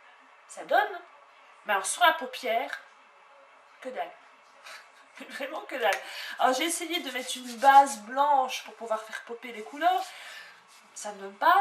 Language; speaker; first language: French; native; French